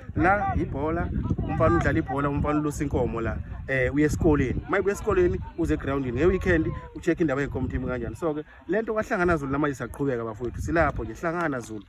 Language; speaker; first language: Zulu; native; Zulu